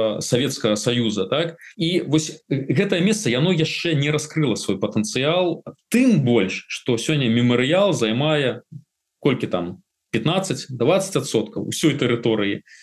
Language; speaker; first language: Belarusian; native; Belarusian